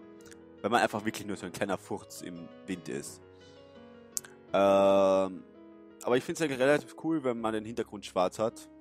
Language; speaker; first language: German; native; German